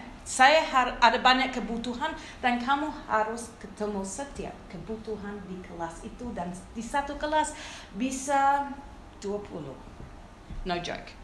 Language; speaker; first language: Indonesian; non-native, fluent; English